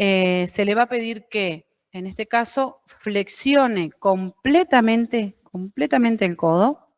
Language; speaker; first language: Spanish; native; Spanish